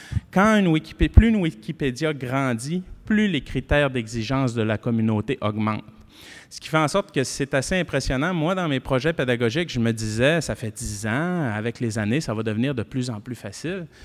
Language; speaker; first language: French; native; French